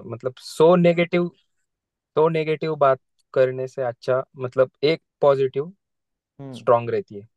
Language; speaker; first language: Hindi; non-native, local second language; Marathi